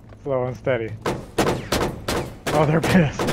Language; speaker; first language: English; native; English